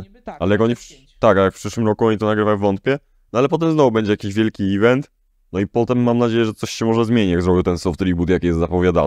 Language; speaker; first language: Polish; native; Polish